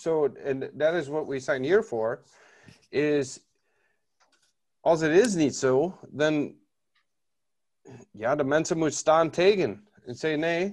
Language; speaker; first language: Dutch; non-native, learner; English